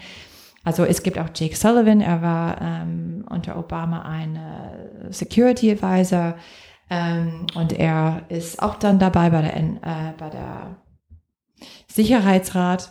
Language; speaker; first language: German; non-native, fluent; English